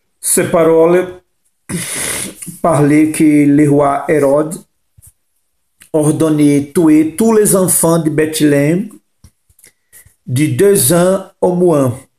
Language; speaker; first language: French; non-native, learner; Portuguese